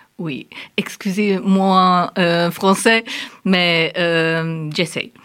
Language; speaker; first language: French; non-native, learner; German